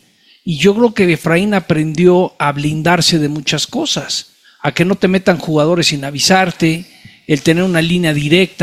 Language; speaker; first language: Spanish; native; Spanish